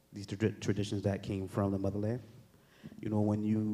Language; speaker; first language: English; native; English